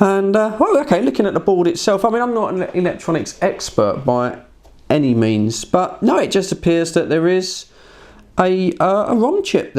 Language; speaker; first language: English; native; English